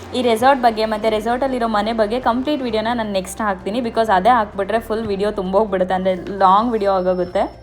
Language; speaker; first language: Kannada; native; Kannada